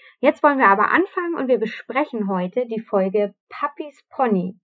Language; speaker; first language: German; native; German